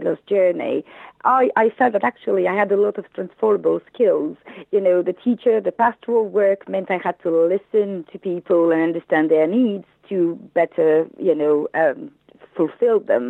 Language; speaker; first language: English; non-native, fluent; French